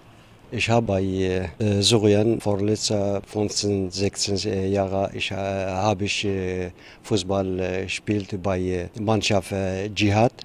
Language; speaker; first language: German; non-native, learner; Kurdish